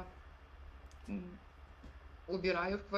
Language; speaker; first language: Russian; non-native, local second language; Ukrainian